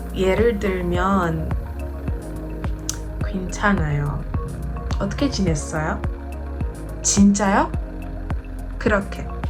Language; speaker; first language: Korean; non-native, learner; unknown